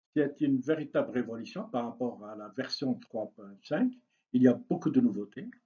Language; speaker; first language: French; non-native, local second language; Arabic